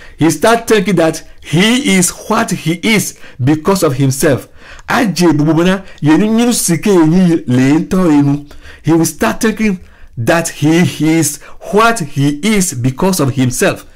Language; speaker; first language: English; non-native, fluent; Ewe